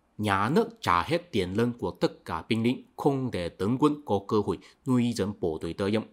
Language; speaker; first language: Vietnamese; non-native, fluent; Chinese